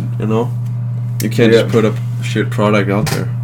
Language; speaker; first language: English; non-native, fluent; Danish